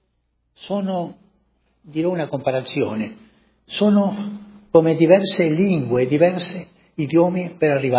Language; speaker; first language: Italian; non-native, fluent; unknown